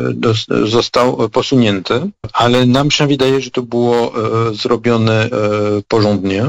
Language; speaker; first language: Polish; non-native, fluent; French